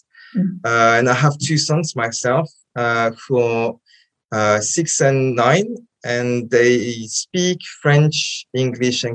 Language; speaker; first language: English; non-native, fluent; French